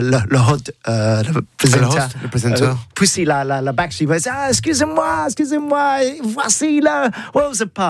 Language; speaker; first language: French; non-native, learner; English